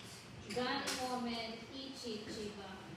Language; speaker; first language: Chinese; non-native, learner; Filipino